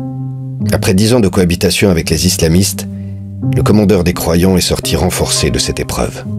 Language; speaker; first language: French; native; French